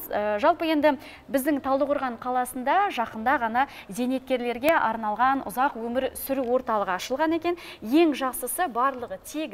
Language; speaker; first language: Kazakh; native; Kazakh